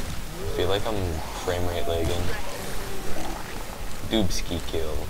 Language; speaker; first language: English; native; English